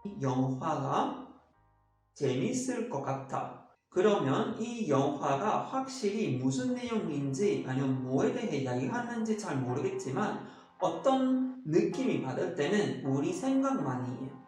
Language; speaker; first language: Korean; non-native, fluent; Spanish